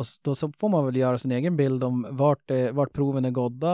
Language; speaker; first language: Swedish; native; Swedish